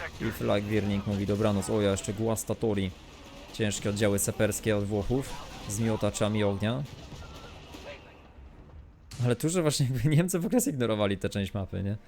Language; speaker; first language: Polish; native; Polish